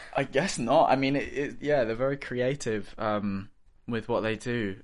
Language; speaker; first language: English; native; English